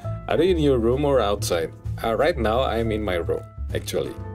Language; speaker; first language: English; non-native, learner; Indonesian